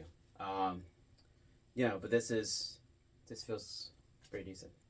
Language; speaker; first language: English; native; English